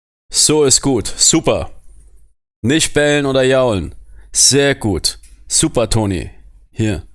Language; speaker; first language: German; native; German